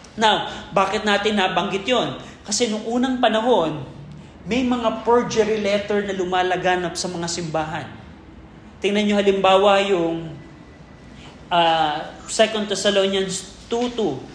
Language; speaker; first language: Filipino; native; Filipino